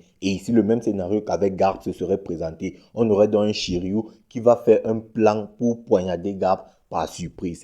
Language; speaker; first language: French; native; French